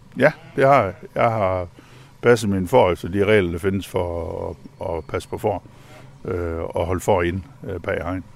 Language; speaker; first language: Danish; native; Danish